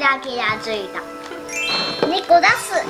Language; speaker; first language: Japanese; early bilingual, heritage; Japanese